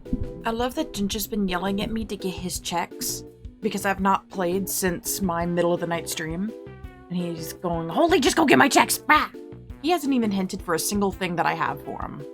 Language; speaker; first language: English; native; English